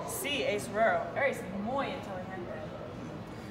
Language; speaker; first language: Spanish; non-native, learner; English